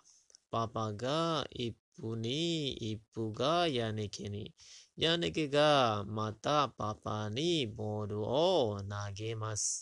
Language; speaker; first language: Japanese; non-native, learner; Indonesian